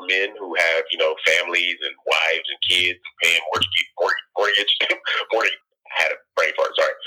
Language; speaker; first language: English; native; English